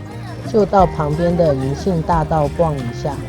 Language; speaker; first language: Chinese; native; Chinese